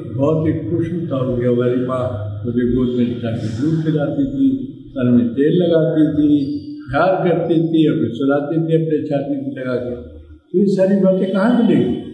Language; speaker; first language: Hindi; native; Hindi